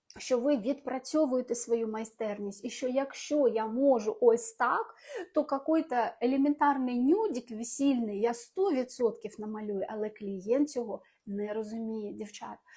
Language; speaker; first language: Ukrainian; non-native, local second language; Russian